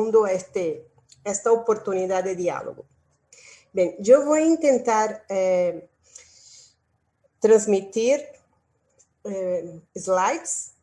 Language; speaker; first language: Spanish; non-native, learner; Portuguese